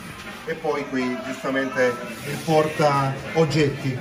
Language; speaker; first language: Italian; native; Italian